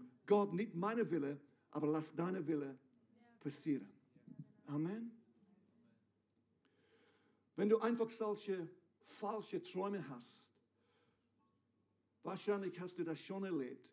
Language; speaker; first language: German; non-native, fluent; English